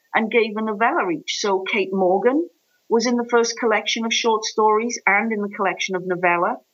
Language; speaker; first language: English; native; English